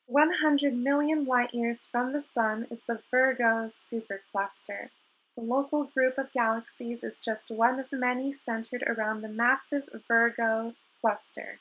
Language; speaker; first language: English; native; English